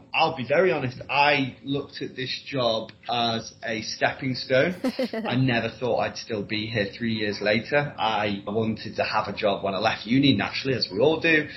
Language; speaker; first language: English; native; English